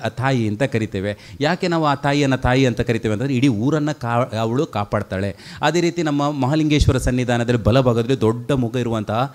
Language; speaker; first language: Kannada; non-native, local second language; Tulu